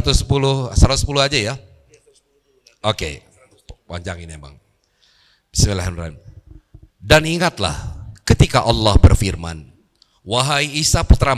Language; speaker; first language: Indonesian; native; Indonesian